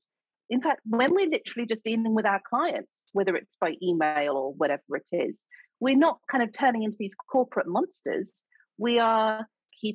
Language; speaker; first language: English; native; English